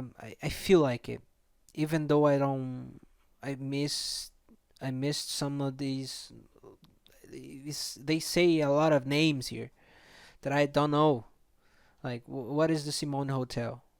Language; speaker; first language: English; non-native, fluent; Portuguese